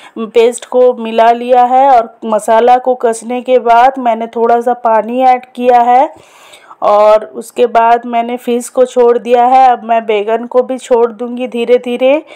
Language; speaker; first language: Hindi; non-native, local second language; Bangla